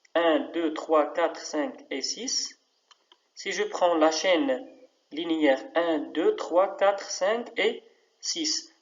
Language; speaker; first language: French; non-native, local second language; Arabic